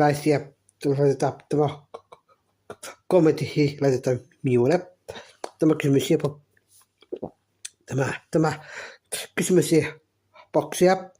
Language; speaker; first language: Finnish; non-native, learner; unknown